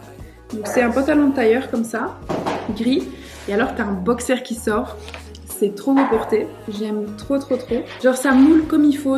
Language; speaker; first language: French; native; French